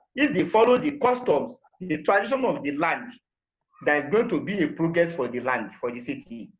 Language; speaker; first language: English; non-native, local second language; Yoruba